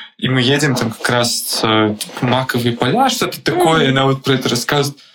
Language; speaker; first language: Russian; native; Russian